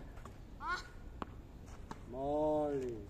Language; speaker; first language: Korean; native; Korean